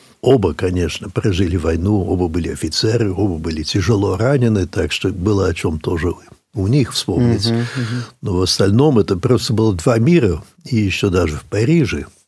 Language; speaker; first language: Russian; early bilingual, heritage; English